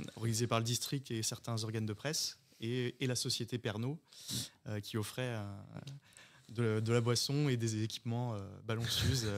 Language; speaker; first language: French; native; French